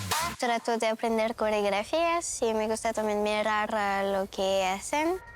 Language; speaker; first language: Spanish; non-native, learner; French